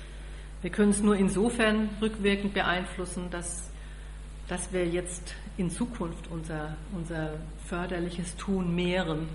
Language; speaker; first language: German; native; German